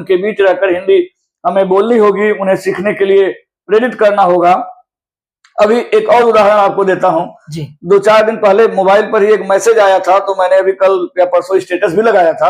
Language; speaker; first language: Hindi; native; Hindi